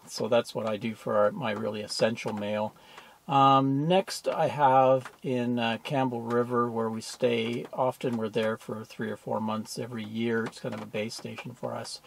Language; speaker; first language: English; native; English